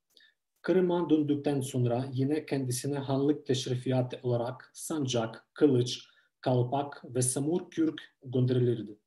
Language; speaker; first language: Turkish; non-native, fluent; Ukrainian